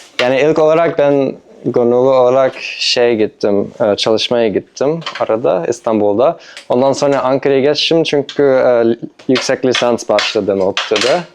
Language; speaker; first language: Turkish; non-native, fluent; English